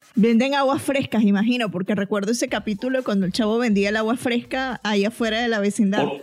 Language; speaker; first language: Spanish; native; Spanish